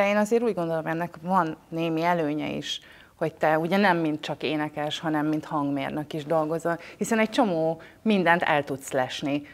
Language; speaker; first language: Hungarian; native; Hungarian